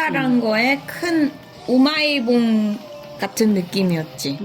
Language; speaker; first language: Korean; native; Korean